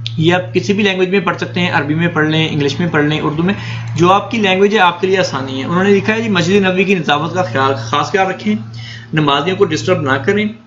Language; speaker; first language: Hindi; non-native, local second language; Punjabi